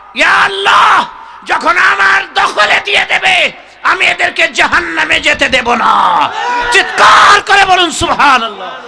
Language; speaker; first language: Bangla; non-native, local second language; Urdu